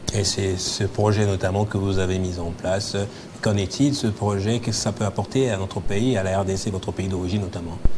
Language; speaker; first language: French; non-native, local second language; Lingala